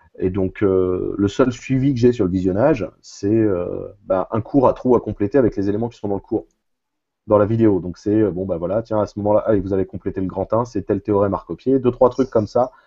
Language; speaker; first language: French; native; French